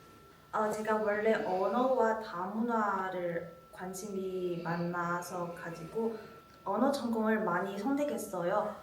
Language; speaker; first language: Korean; non-native, learner; Chinese